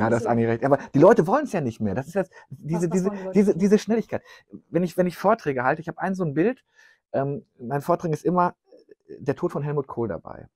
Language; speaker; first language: German; native; German